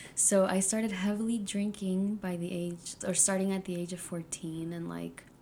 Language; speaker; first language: English; early bilingual, other home language; Spanish